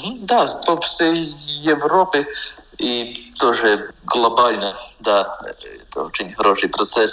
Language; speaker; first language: Russian; non-native, local second language; Latvian